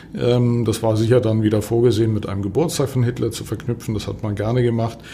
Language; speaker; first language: German; native; German